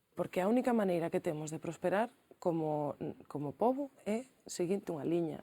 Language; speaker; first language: Galician; early bilingual, other home language; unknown